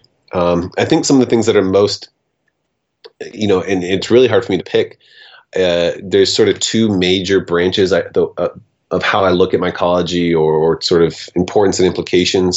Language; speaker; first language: English; native; English